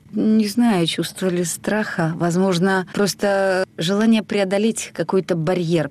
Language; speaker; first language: Russian; native; Russian